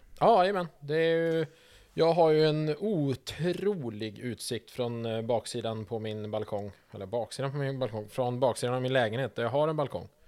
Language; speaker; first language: Swedish; native; Swedish